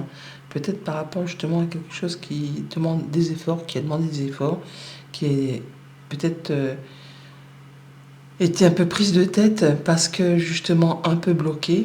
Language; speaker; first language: French; native; French